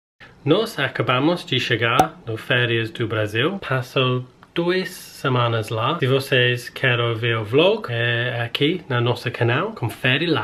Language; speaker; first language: Portuguese; non-native, learner; English